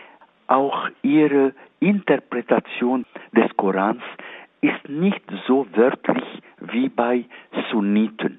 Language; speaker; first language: German; non-native, fluent; Arabic